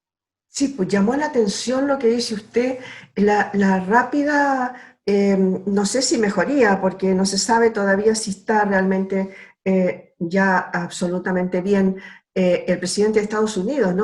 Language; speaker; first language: Spanish; native; Spanish